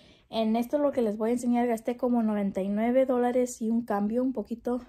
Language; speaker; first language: Spanish; early bilingual, heritage; Spanish